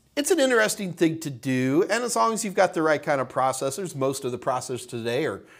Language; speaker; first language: English; native; English